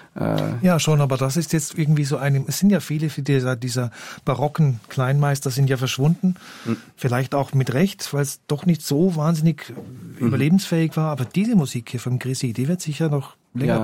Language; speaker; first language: German; native; German